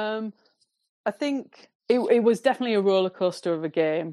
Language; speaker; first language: English; native; English